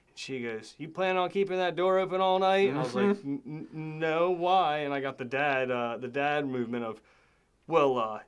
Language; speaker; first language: English; native; English